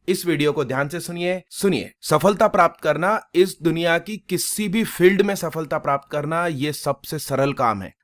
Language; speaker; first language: Hindi; non-native, local second language; Gujarati